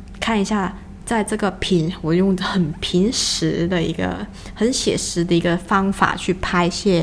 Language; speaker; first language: Chinese; non-native, local second language; Cantonese